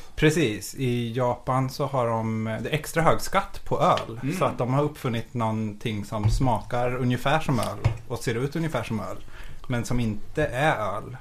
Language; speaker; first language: Swedish; native; Swedish